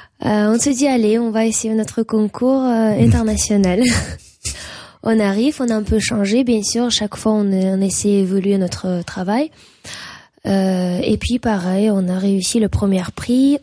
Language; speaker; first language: French; non-native, fluent; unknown